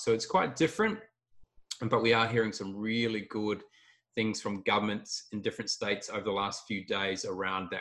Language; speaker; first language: English; native; English